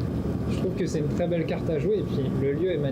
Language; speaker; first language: French; native; French